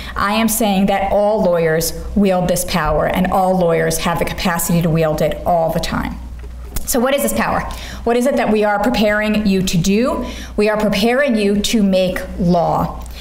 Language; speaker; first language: English; native; English